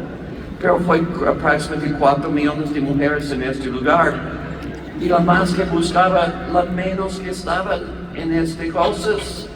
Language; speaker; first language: Spanish; non-native, learner; English